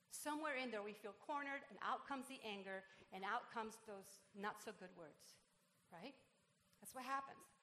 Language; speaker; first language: English; non-native, fluent; Spanish